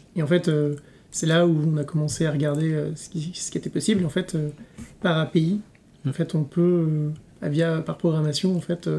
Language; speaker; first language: French; native; French